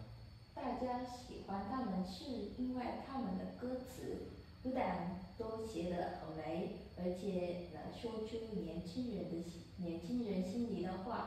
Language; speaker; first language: Chinese; non-native, learner; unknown